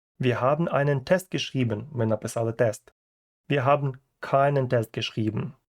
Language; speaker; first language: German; non-native, fluent; Ukrainian